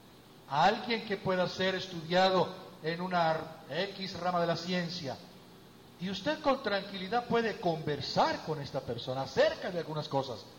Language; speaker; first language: Spanish; native; Spanish